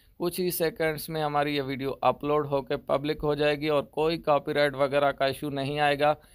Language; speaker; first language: Urdu; native; Urdu